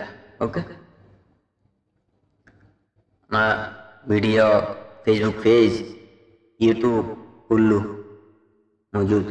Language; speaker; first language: Arabic; non-native, learner; Bangla